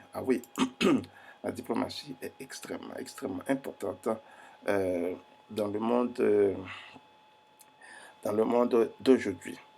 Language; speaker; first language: French; non-native, fluent; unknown